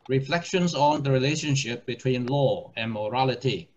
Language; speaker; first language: English; non-native, local second language; Chinese